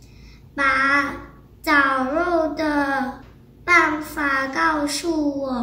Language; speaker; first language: Chinese; early bilingual, heritage; Chinese